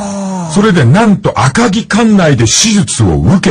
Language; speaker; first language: Japanese; native; Japanese